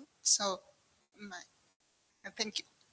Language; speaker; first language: English; non-native, learner; Spanish